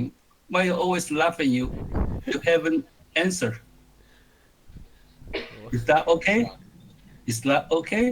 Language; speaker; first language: English; non-native, learner; Chinese